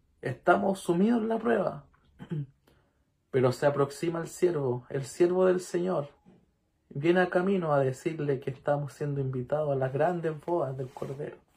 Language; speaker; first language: Spanish; native; Spanish